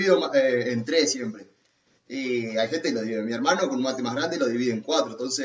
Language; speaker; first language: Spanish; native; Spanish